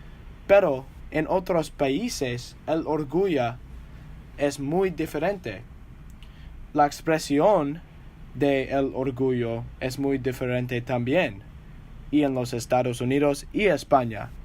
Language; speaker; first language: Spanish; non-native, learner; English